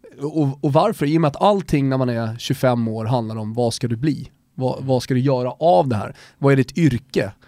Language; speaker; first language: Swedish; native; Swedish